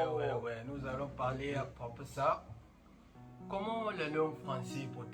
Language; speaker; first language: French; non-native, learner; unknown